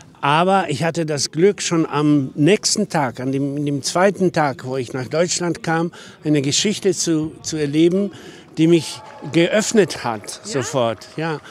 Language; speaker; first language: German; non-native, fluent; Polish